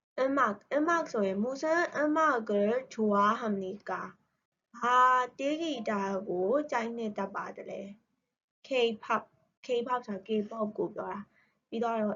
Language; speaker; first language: Korean; non-native, learner; Burmese